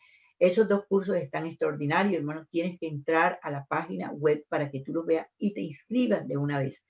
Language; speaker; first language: Spanish; native; Spanish